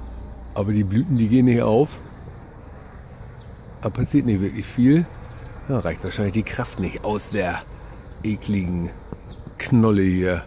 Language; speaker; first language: German; native; German